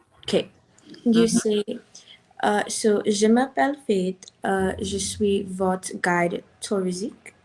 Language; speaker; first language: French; non-native, learner; English